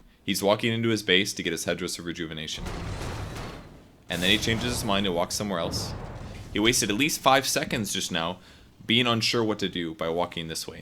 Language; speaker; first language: English; native; English